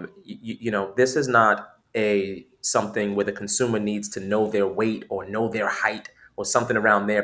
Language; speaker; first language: English; native; English